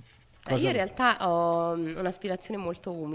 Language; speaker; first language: Italian; native; Italian